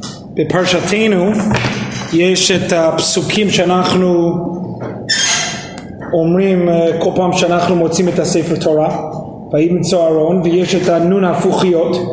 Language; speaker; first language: Hebrew; non-native, fluent; English